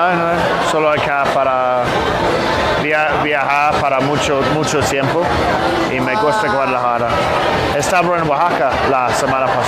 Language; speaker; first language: Spanish; non-native, learner; English